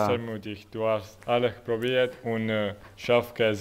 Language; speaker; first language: German; non-native, learner; Italian